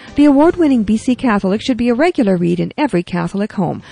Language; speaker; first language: English; early bilingual, other home language; Ukrainian